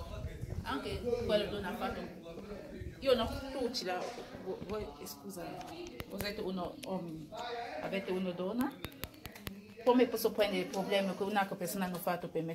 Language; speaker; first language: Italian; non-native, learner; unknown